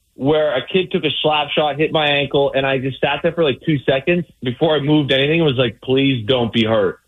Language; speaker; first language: English; native; English